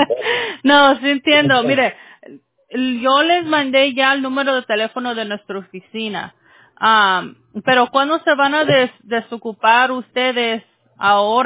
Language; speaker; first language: Spanish; early bilingual, heritage; Spanish